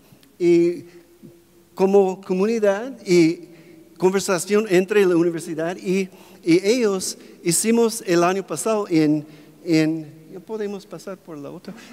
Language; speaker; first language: Spanish; non-native, fluent; English